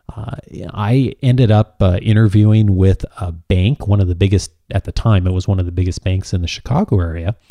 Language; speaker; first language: English; native; English